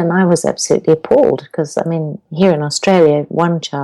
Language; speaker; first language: English; native; English